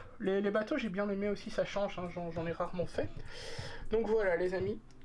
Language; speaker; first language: French; native; French